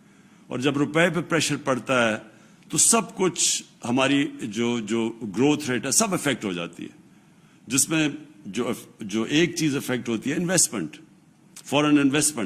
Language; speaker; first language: Urdu; native; Urdu